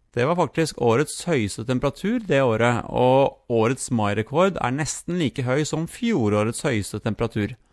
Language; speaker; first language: Norwegian; native; Norwegian